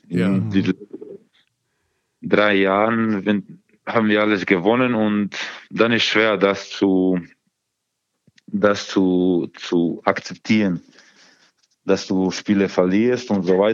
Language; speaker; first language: German; non-native, learner; Croatian